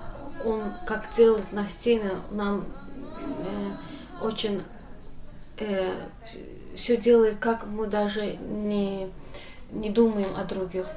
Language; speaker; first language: Russian; non-native, learner; Azerbaijani